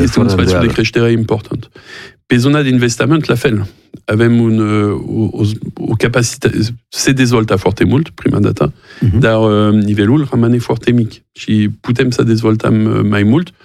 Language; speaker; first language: Romanian; non-native, learner; French